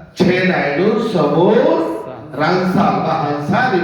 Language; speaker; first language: Korean; non-native, fluent; Bangla